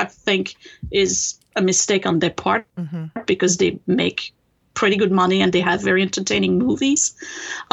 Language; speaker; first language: English; non-native, fluent; French